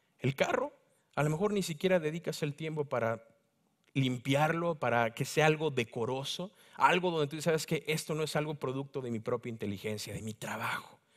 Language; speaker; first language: Spanish; native; Spanish